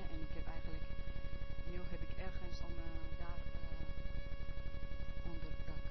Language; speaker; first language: Dutch; non-native, learner; Persian